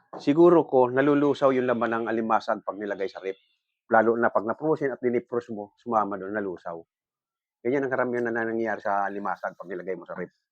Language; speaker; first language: Filipino; non-native, local second language; Bikol